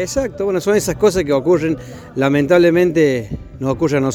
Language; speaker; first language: Spanish; native; Spanish